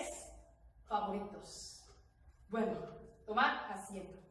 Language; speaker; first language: Spanish; non-native, learner; Korean